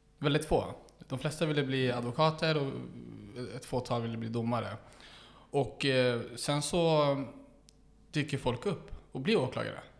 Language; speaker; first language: Swedish; native; Swedish